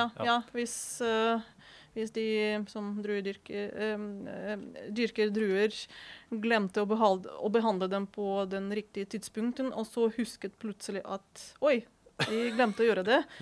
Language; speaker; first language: Norwegian; non-native, fluent; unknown